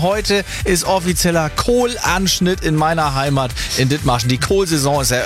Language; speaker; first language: German; native; German